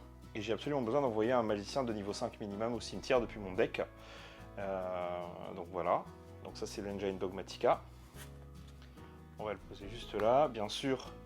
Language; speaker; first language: French; native; French